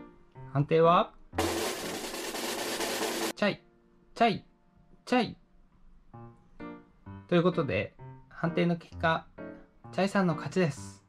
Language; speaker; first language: Japanese; native; Japanese